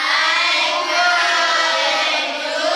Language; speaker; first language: English; non-native, learner; Indonesian